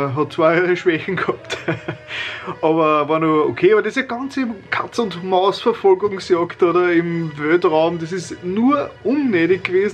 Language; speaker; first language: German; native; German